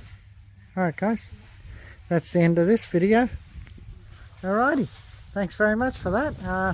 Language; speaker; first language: English; native; English